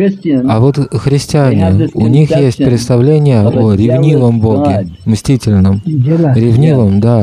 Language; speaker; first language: Russian; native; Russian